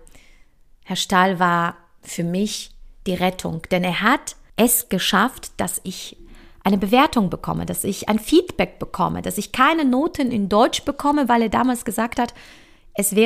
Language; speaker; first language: German; early bilingual, other home language; Polish